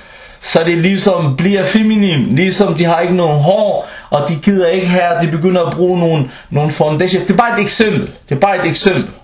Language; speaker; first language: Danish; early bilingual, other home language; Arabic